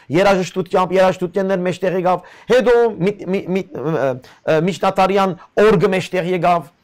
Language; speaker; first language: Armenian; early bilingual, heritage; Armenian